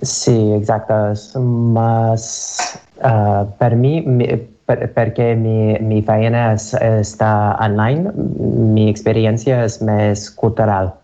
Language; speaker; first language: Catalan; non-native, learner; English